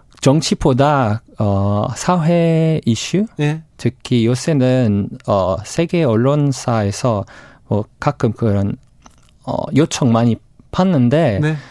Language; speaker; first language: Korean; non-native, fluent; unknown